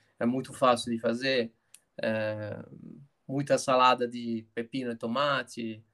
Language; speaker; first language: Portuguese; non-native, fluent; Italian